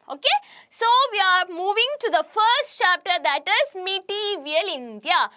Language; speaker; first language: English; non-native, local second language; Malayalam